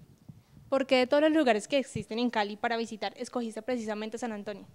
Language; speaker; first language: Spanish; native; Spanish